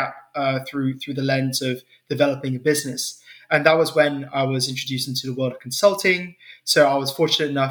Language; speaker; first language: English; non-native, local second language; Cantonese